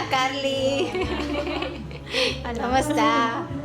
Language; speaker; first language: Spanish; non-native, fluent; Filipino